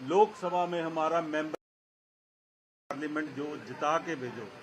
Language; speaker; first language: Hindi; non-native, local second language; Punjabi